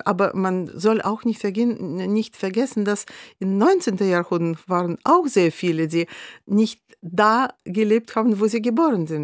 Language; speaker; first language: German; non-native, fluent; Russian